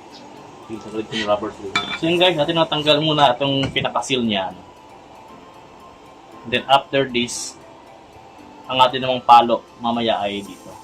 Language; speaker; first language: Filipino; native; Filipino